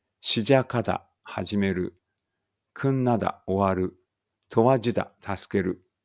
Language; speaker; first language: Japanese; native; Japanese